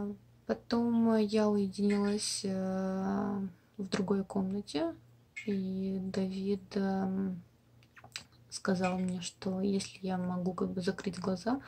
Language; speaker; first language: Russian; non-native, local second language; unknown